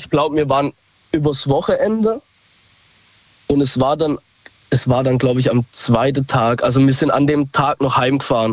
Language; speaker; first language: German; native; German